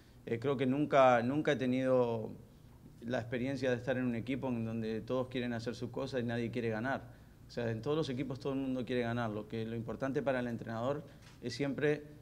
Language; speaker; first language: Spanish; early bilingual, heritage; Spanish